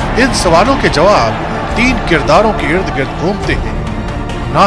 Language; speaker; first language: Hindi; native; Hindi